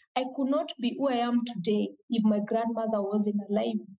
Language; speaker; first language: English; non-native, local second language; Meru